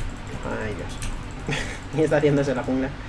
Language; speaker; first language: Spanish; native; Spanish